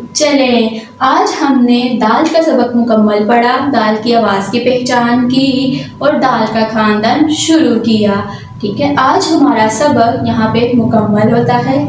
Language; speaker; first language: Urdu; non-native, local second language; Punjabi